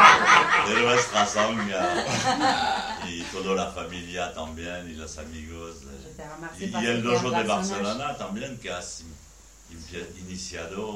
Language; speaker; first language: Spanish; non-native, learner; French